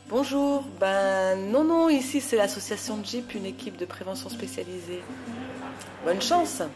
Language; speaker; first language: French; native; French